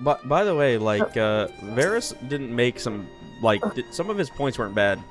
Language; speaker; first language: English; native; English